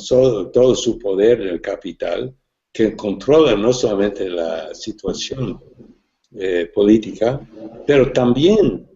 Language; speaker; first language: Spanish; non-native, fluent; English